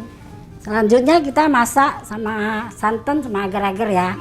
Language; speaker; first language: Indonesian; native; Indonesian